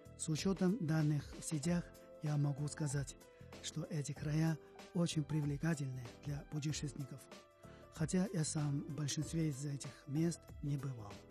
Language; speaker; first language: Russian; non-native, fluent; Chinese